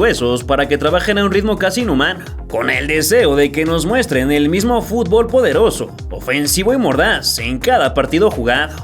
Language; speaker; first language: Spanish; native; Spanish